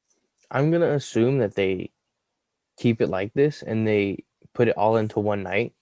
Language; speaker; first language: English; native; English